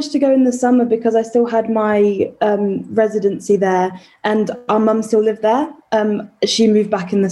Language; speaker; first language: English; native; English